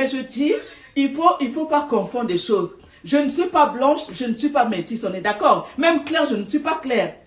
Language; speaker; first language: French; non-native, local second language; Lingala